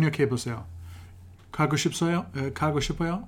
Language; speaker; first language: Korean; non-native, fluent; English